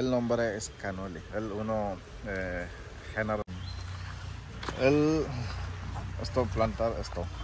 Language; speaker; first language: Spanish; non-native, learner; Malayalam